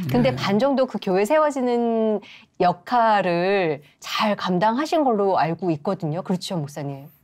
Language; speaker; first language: Korean; native; Korean